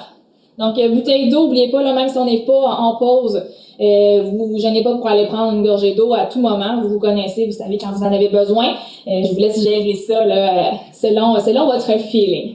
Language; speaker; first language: French; native; French